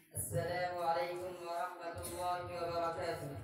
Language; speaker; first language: Arabic; non-native, learner; Urdu